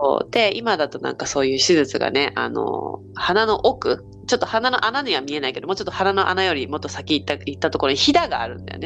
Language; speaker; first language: Japanese; native; Japanese